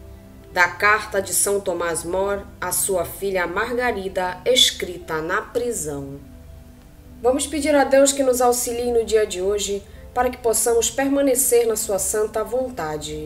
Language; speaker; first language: Portuguese; native; Portuguese